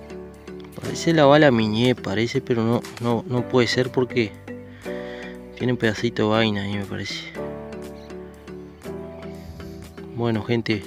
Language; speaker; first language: Spanish; native; Spanish